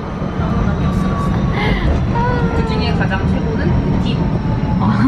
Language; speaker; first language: Korean; native; Korean